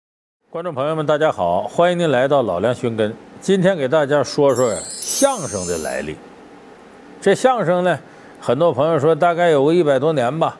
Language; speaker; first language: Chinese; native; Chinese